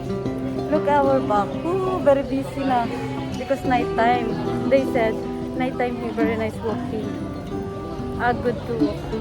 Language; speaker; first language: English; non-native, learner; Filipino